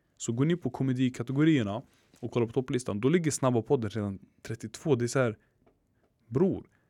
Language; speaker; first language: Swedish; early bilingual, other home language; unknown